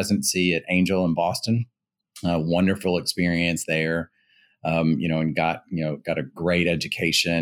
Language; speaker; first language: English; native; English